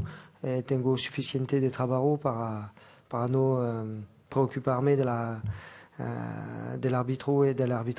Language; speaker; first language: Spanish; non-native, fluent; French